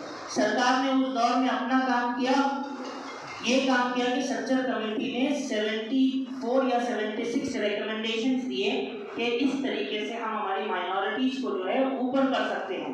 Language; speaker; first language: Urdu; non-native, local second language; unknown